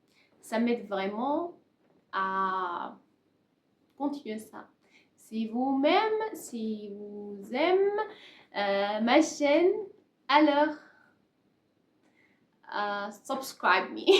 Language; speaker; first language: French; non-native, learner; Persian